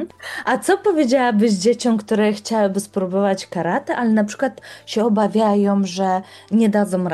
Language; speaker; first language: Polish; native; Polish